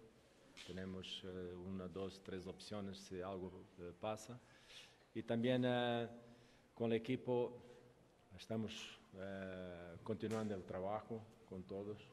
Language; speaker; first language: Spanish; non-native, local second language; Portuguese